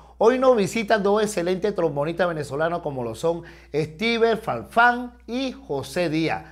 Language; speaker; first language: Spanish; native; Spanish